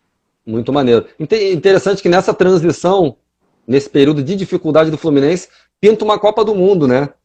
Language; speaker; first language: Portuguese; native; Portuguese